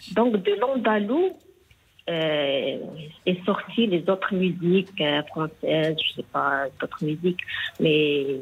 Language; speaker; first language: French; non-native, local second language; Arabic